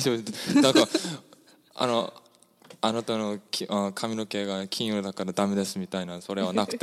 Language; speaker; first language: Japanese; non-native, fluent; Korean